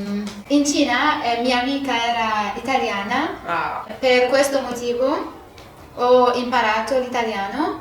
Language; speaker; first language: Italian; non-native, learner; Persian